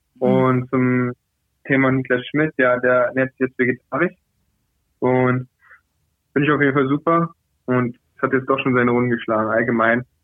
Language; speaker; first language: German; early bilingual, other home language; Portuguese